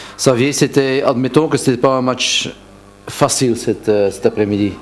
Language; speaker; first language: French; non-native, fluent; Dutch